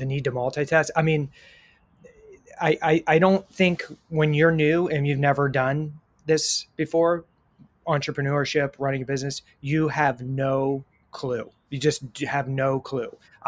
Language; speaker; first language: English; native; English